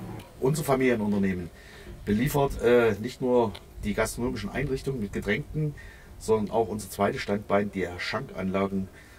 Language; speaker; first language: German; native; German